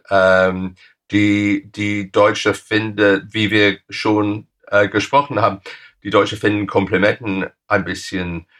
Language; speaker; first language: German; non-native, fluent; English